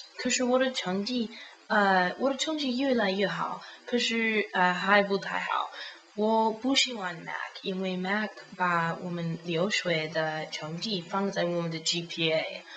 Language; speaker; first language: Chinese; non-native, learner; English